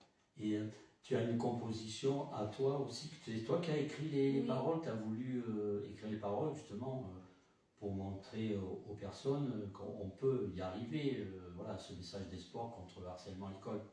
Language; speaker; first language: French; native; French